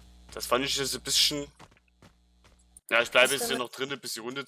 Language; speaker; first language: German; native; German